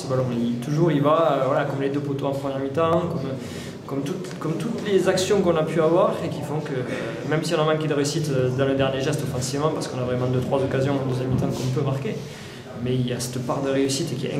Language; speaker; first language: French; native; French